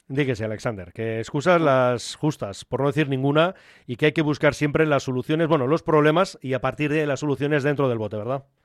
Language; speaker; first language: Spanish; native; Spanish